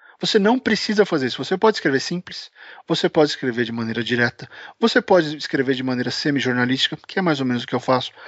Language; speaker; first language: Portuguese; native; Portuguese